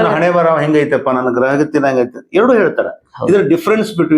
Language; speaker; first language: Kannada; native; Kannada